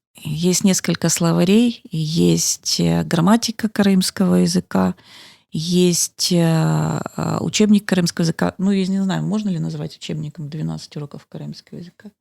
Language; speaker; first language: Russian; native; Russian